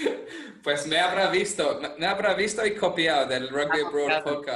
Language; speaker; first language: Spanish; non-native, fluent; English